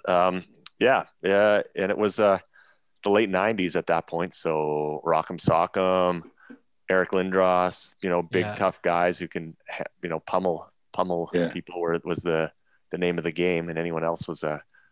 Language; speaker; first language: English; native; English